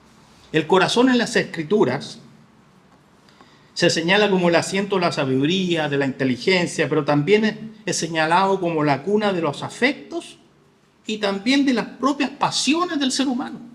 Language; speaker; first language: Spanish; native; Spanish